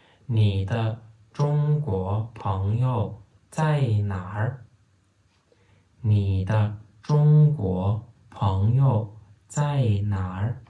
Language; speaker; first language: Chinese; non-native, fluent; Turkmen